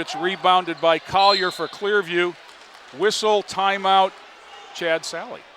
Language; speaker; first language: English; native; English